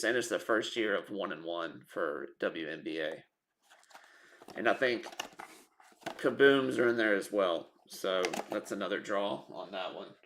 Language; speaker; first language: English; native; English